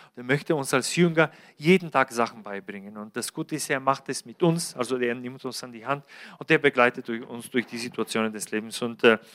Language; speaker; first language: German; non-native, fluent; Bulgarian